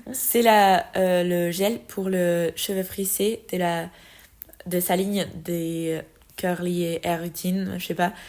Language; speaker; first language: French; non-native, learner; Spanish